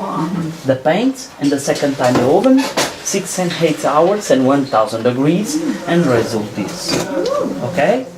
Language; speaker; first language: English; non-native, learner; Portuguese